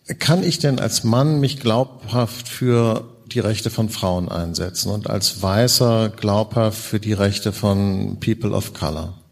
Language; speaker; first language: German; native; German